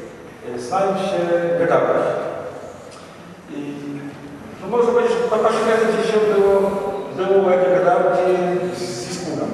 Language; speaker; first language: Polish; non-native, learner; Russian